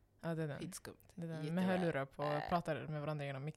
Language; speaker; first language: Swedish; non-native, local second language; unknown